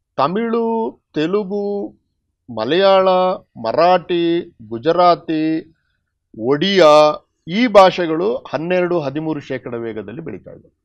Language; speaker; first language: Kannada; non-native, local second language; Tulu